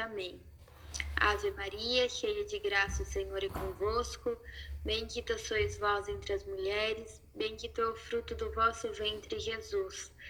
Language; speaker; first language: Portuguese; native; Portuguese